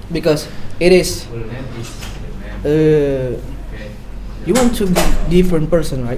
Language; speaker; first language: English; non-native, learner; Indonesian